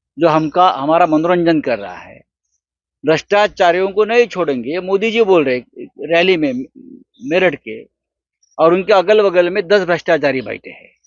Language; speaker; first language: Hindi; non-native, local second language; Marathi